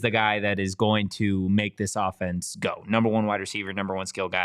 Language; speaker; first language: English; native; English